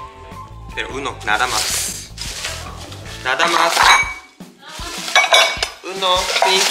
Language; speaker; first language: Spanish; non-native, learner; Japanese